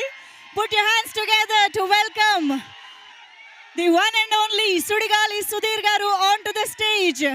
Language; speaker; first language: Telugu; native; Telugu